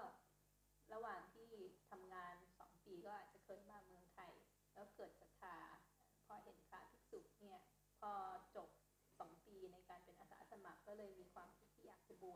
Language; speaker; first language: Thai; native; Thai